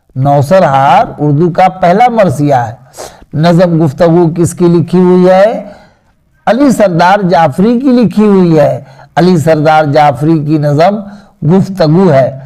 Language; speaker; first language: Urdu; native; Urdu